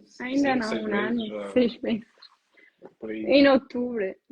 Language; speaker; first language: Portuguese; non-native, learner; Italian